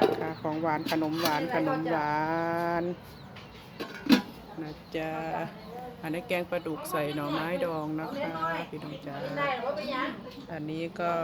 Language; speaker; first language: Thai; native; Thai